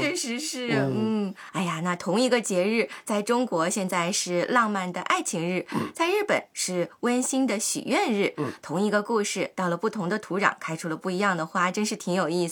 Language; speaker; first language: Chinese; native; Chinese